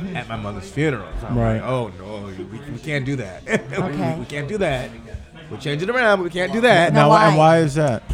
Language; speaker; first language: English; native; English